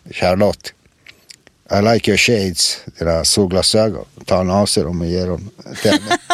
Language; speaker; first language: Swedish; early bilingual, other home language; Serbian